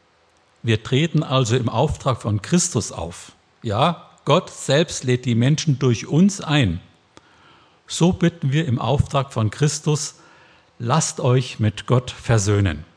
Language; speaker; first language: German; native; German